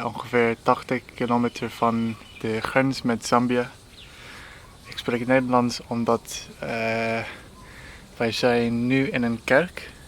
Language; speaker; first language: Dutch; non-native, learner; English